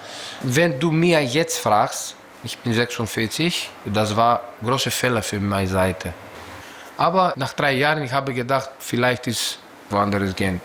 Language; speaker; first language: German; non-native, local second language; Greek